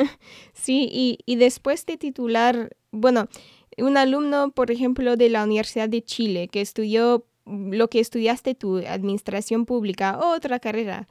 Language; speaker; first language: Spanish; non-native, fluent; English